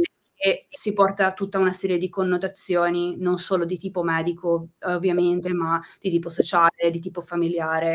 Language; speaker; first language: Italian; native; Italian